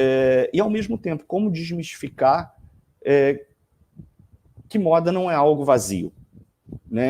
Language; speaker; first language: Portuguese; native; Portuguese